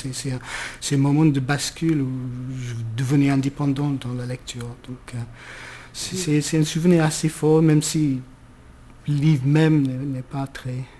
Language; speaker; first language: French; non-native, fluent; English